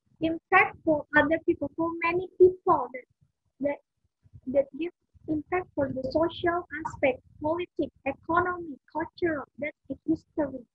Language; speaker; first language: English; non-native, fluent; Indonesian